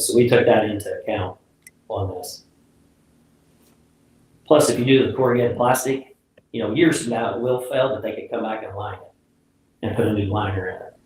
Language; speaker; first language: English; native; English